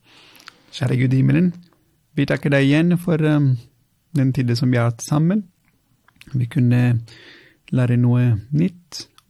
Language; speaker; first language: Norwegian; non-native, fluent; Italian